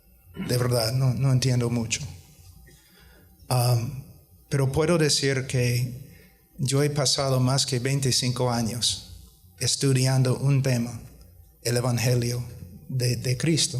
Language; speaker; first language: Spanish; non-native, fluent; English